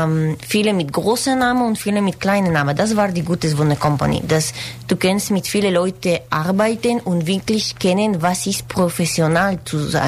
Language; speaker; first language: German; non-native, learner; Spanish